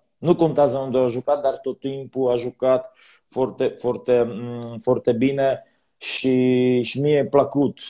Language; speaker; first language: Romanian; non-native, learner; Polish